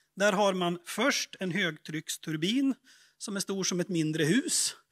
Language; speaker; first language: Swedish; native; Swedish